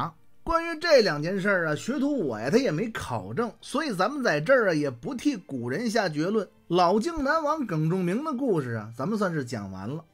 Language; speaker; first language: Chinese; native; Chinese